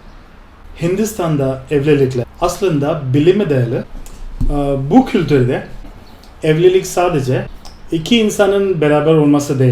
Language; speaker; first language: Turkish; non-native, fluent; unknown